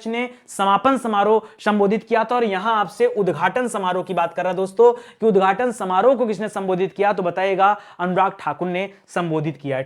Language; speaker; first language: Hindi; native; Hindi